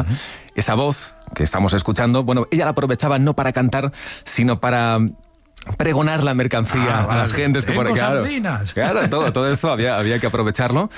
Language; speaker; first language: Spanish; native; Spanish